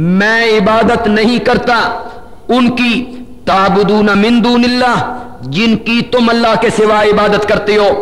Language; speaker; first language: Urdu; non-native, local second language; Punjabi